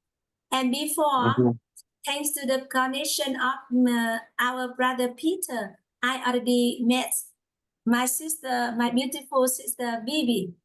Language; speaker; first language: English; non-native, fluent; Vietnamese